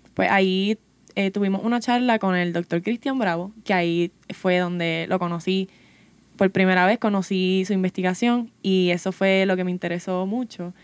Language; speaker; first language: Spanish; native; Spanish